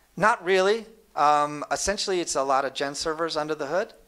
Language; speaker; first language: English; native; English